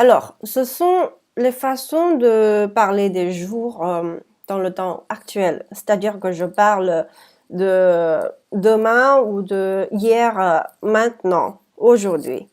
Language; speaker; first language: French; non-native, fluent; Chinese